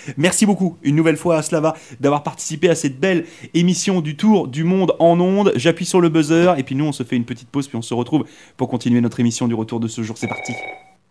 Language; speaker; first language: French; native; French